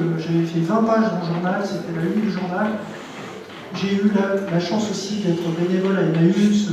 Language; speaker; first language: French; native; French